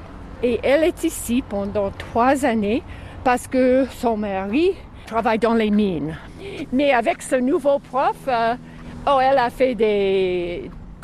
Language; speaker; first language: French; non-native, fluent; English